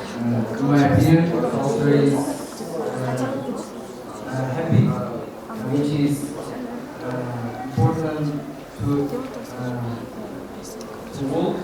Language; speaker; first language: English; non-native, learner; Uzbek